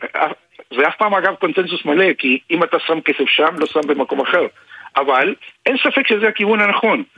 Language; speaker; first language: Hebrew; non-native, fluent; Spanish